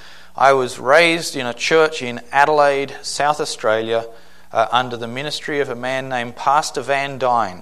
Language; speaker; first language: English; native; English